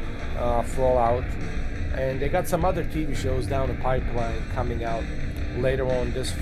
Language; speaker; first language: English; native; English